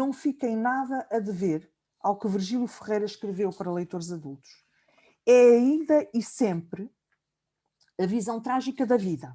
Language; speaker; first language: Portuguese; native; Portuguese